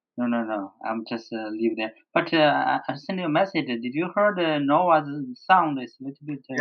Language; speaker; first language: English; non-native, fluent; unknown